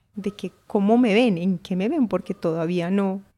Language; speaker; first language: Spanish; native; Spanish